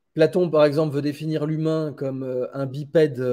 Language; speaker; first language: French; native; French